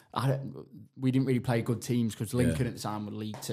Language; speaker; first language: English; native; English